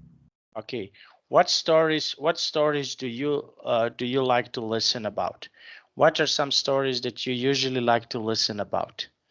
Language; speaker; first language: English; non-native, fluent; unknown